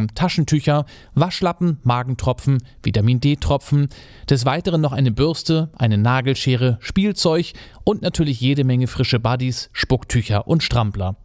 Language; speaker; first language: German; native; German